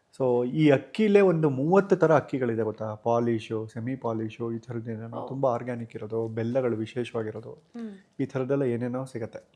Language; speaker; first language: Kannada; native; Kannada